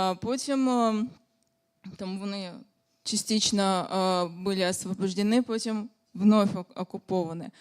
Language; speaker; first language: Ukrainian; non-native, fluent; Russian